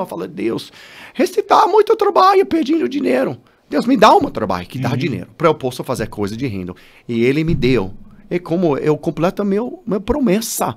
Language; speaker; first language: Portuguese; non-native, learner; English